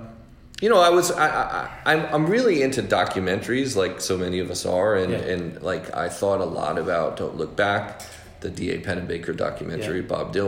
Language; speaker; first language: English; native; English